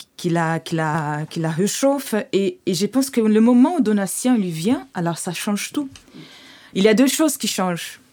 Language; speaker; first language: French; non-native, fluent; Portuguese